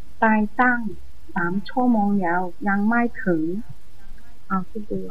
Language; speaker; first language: Thai; non-native, learner; Chinese